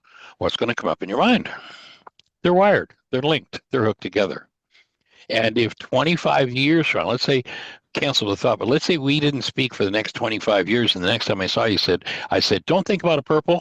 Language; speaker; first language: English; native; English